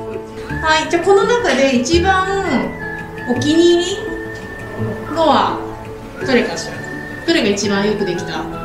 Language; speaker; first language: Japanese; native; Japanese